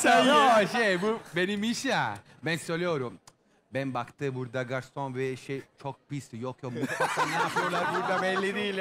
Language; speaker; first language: Turkish; non-native, learner; English